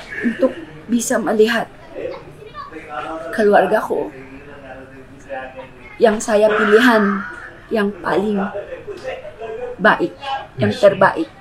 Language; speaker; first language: Indonesian; non-native, fluent; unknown